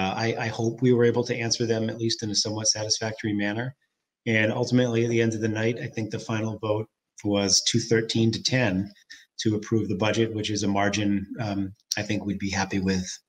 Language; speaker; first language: English; native; English